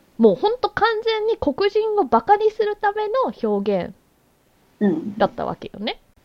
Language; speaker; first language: Japanese; native; Japanese